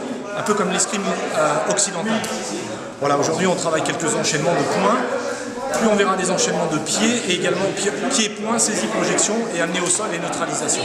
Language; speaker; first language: French; native; French